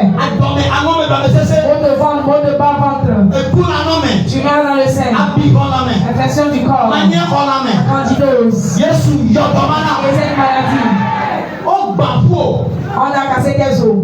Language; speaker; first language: French; non-native, local second language; Ewe